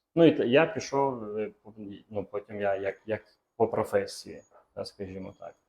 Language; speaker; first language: Ukrainian; non-native, local second language; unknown